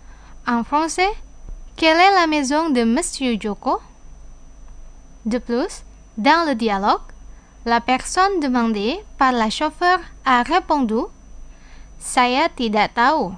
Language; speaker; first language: French; non-native, fluent; Indonesian